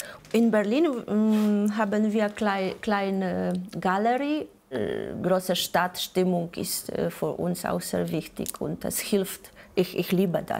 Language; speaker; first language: German; non-native, learner; Polish